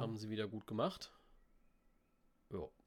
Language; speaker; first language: German; native; German